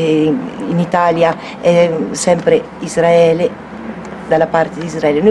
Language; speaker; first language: Italian; native; Italian